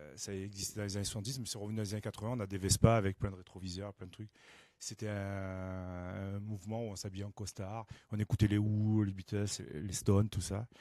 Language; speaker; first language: French; native; French